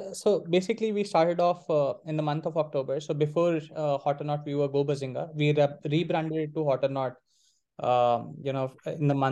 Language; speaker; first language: English; non-native, local second language; Hindi